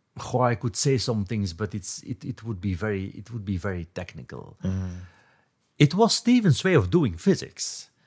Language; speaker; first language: English; non-native, fluent; Dutch